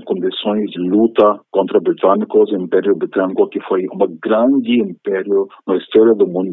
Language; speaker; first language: Portuguese; non-native, fluent; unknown